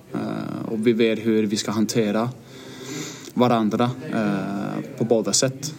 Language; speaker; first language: Swedish; non-native, fluent; Danish